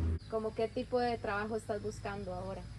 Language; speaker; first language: Spanish; native; Spanish